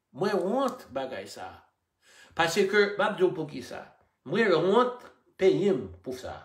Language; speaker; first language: Haitian Creole; non-native, fluent; English